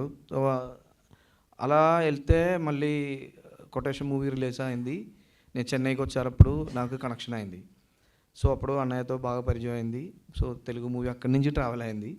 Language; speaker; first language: Telugu; non-native, local second language; Malayalam